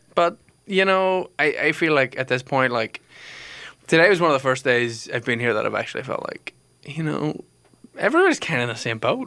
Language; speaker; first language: English; native; English